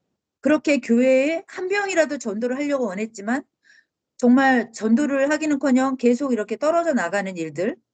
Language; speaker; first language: Korean; native; Korean